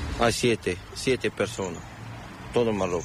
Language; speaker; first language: Spanish; non-native, learner; Arabic